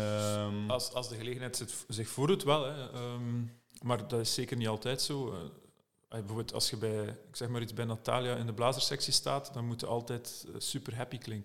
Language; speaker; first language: Dutch; native; Dutch